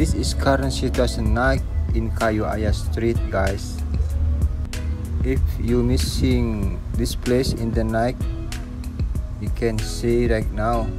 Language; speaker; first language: English; non-native, learner; Indonesian